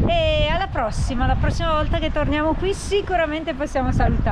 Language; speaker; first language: Italian; native; Italian